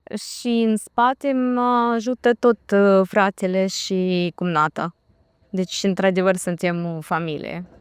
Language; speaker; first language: Romanian; native; Romanian